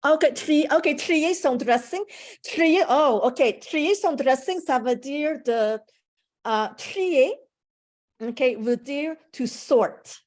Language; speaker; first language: French; non-native, fluent; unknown